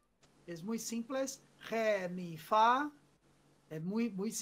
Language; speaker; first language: Spanish; non-native, fluent; Portuguese